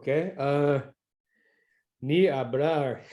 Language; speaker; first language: Spanish; non-native, learner; English